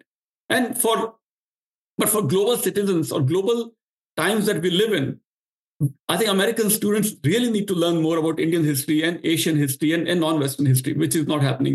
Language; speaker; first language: English; non-native, local second language; Marwari